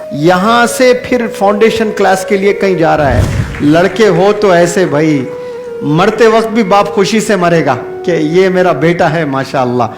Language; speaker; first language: Urdu; native; Urdu